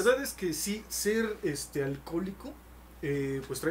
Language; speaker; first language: Spanish; native; Spanish